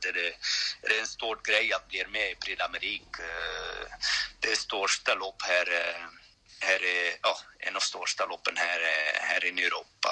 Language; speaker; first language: Swedish; non-native, learner; French